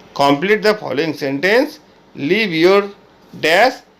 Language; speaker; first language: English; non-native, local second language; Bangla